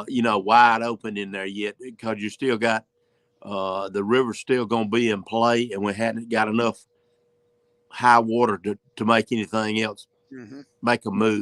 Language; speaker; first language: English; native; English